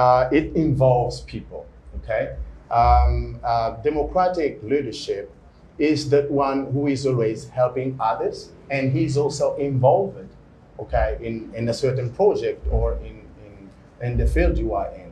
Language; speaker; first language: English; non-native, fluent; Portuguese